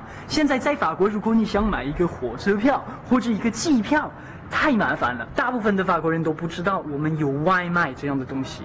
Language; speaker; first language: Chinese; non-native, fluent; French